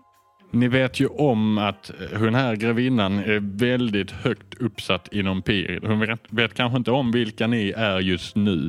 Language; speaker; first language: Swedish; native; Swedish